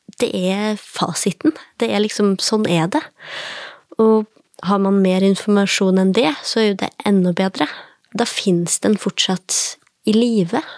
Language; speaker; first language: Norwegian; native; Norwegian